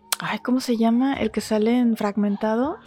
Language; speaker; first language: Spanish; native; Spanish